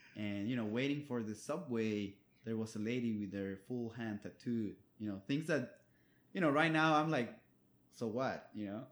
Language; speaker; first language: English; non-native, fluent; Spanish